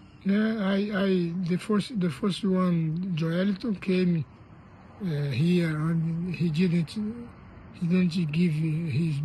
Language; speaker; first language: English; non-native, learner; Portuguese